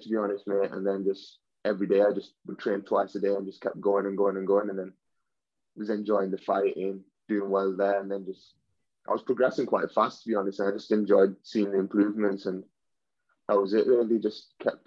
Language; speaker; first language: English; native; English